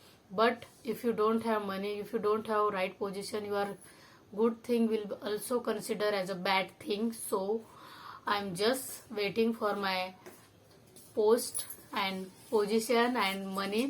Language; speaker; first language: English; non-native, local second language; Marathi